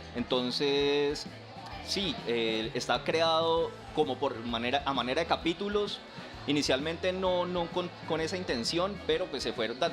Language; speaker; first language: Spanish; native; Spanish